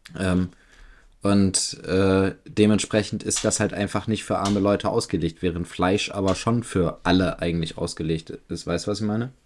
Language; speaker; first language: German; native; German